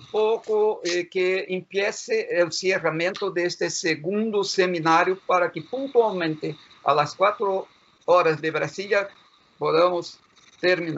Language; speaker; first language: Spanish; non-native, fluent; Portuguese